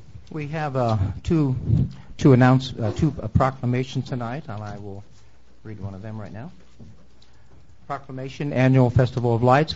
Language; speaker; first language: English; native; English